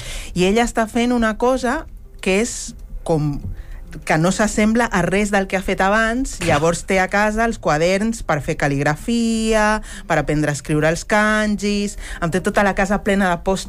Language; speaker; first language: Catalan; native; Catalan